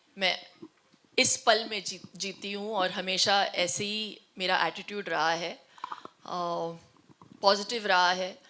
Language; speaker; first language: Hindi; non-native, local second language; Tulu